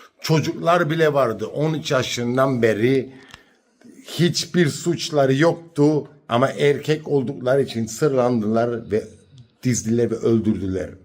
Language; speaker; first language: Turkish; early bilingual, heritage; Turkish